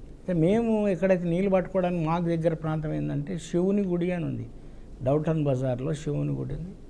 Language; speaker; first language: Telugu; native; Telugu